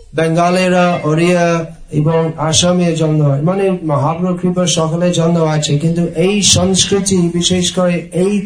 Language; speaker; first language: Bangla; non-native, fluent; English